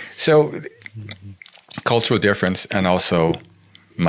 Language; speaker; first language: English; native; English